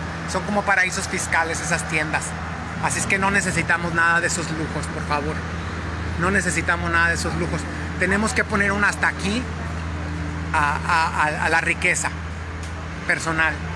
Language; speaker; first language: Spanish; native; Spanish